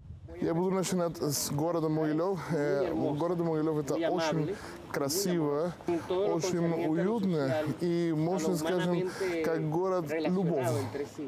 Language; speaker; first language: Russian; non-native, fluent; Spanish